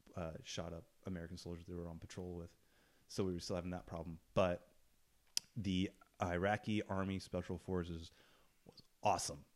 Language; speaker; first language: English; native; English